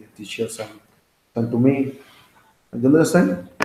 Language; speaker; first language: English; non-native, learner; Spanish